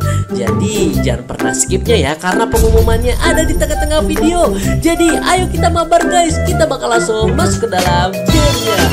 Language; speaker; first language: Indonesian; native; Indonesian